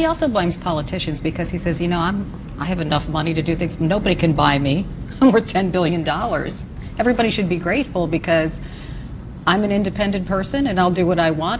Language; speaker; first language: English; native; English